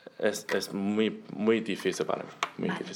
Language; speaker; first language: Spanish; non-native, learner; Chinese